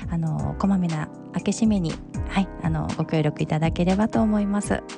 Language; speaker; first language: Japanese; native; Japanese